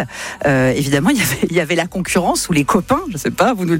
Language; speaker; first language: French; native; French